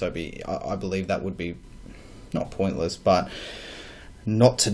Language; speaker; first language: English; native; English